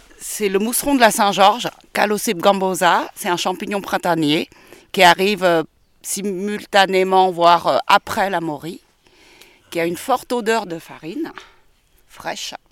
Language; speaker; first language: French; early bilingual, other home language; Khmer